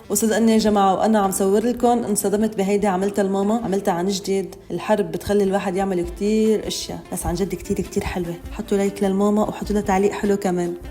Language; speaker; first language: Arabic; native; Arabic